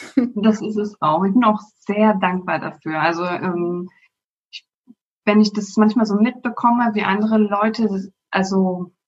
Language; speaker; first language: German; native; German